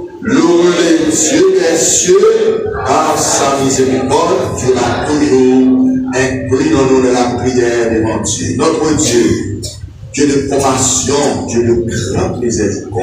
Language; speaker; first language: French; non-native, local second language; Haitian Creole